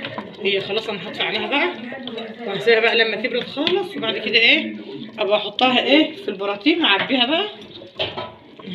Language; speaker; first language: Arabic; native; Arabic